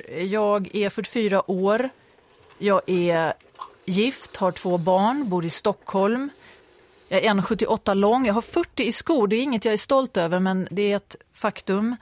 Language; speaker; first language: Swedish; native; Swedish